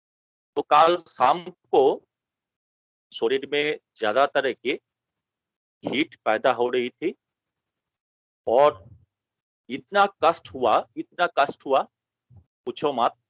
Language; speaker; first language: Hindi; non-native, local second language; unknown